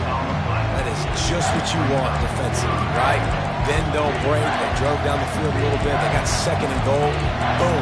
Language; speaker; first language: English; native; English